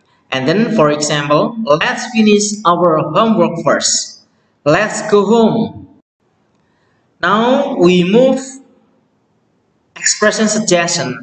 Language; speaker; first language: English; non-native, fluent; Indonesian